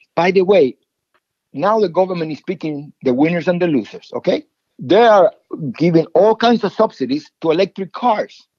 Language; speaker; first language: English; non-native, fluent; Spanish